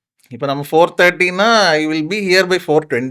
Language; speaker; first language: Tamil; non-native, fluent; Malayalam